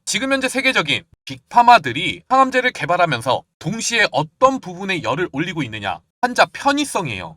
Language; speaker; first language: Korean; native; Korean